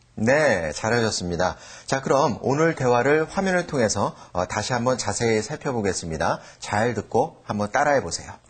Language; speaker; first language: Korean; native; Korean